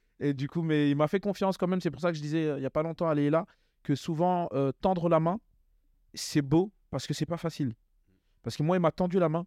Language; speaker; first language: French; native; French